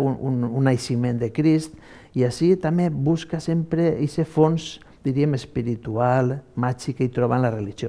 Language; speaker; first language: Catalan; native; Catalan